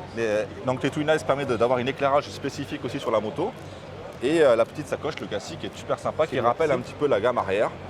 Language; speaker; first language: French; native; French